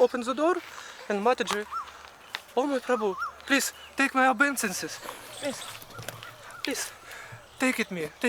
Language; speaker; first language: English; non-native, learner; Russian